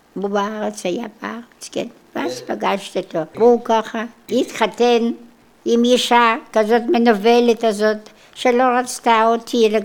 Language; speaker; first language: Hebrew; non-native, local second language; Polish